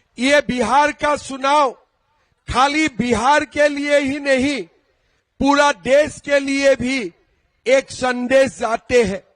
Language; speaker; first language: Hindi; non-native, local second language; Assamese